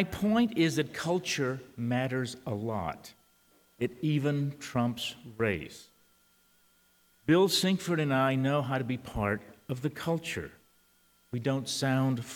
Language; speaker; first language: English; early bilingual, other home language; Spanish